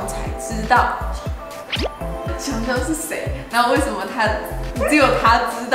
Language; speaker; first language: Chinese; non-native, fluent; English